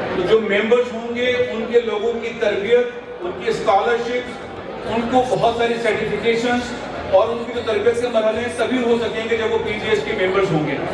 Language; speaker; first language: Urdu; native; Urdu